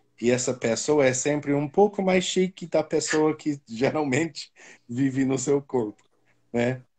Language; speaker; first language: Portuguese; non-native, fluent; English